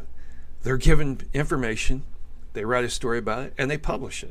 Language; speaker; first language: English; native; English